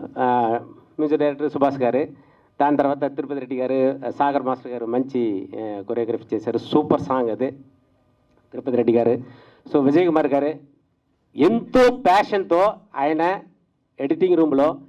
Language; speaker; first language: Telugu; native; Telugu